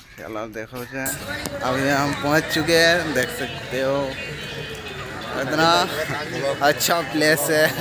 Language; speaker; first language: Hindi; non-native, local second language; Odia